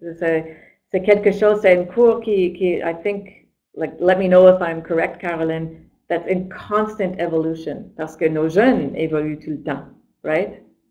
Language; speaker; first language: French; non-native, fluent; English